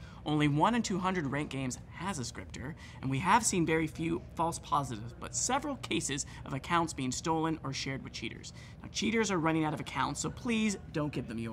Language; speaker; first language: English; native; English